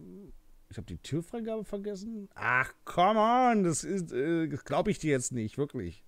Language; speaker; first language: German; native; German